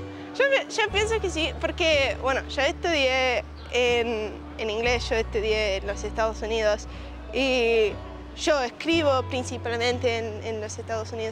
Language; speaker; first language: Spanish; early bilingual, heritage; Spanish